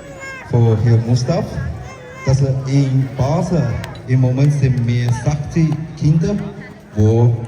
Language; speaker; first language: German; non-native, learner; Tibetan